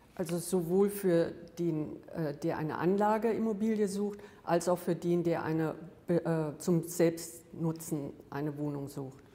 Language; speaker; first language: German; native; German